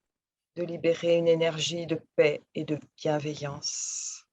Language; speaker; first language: French; native; French